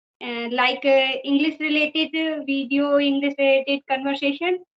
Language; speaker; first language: English; non-native, fluent; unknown